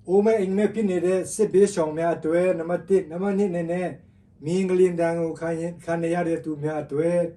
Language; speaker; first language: Burmese; non-native, local second language; Tedim Chin